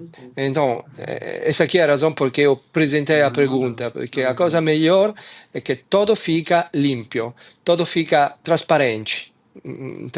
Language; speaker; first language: Portuguese; non-native, fluent; Italian